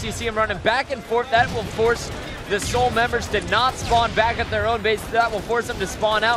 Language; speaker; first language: English; native; English